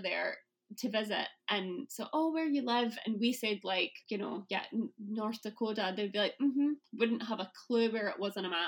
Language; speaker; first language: English; native; English